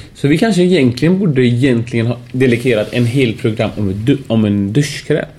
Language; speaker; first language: Swedish; early bilingual, other home language; Persian